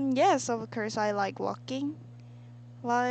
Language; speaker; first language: English; non-native, learner; Korean